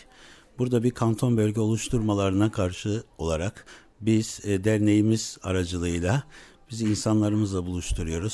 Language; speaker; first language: Turkish; native; Turkish